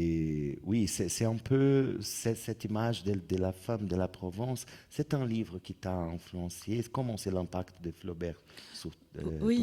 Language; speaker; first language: French; non-native, fluent; Portuguese